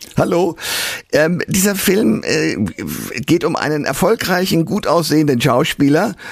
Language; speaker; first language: German; native; German